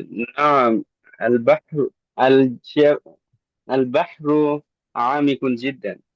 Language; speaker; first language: Arabic; non-native, learner; Bangla